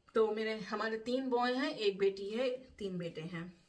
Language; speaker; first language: Hindi; native; Hindi